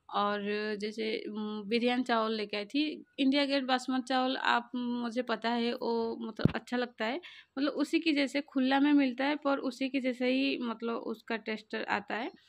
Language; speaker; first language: Hindi; non-native, local second language; Odia